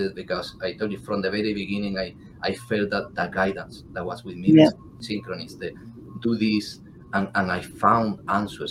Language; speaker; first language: English; non-native, fluent; Spanish